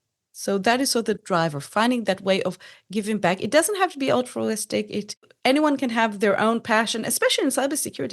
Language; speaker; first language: English; non-native, fluent; Hebrew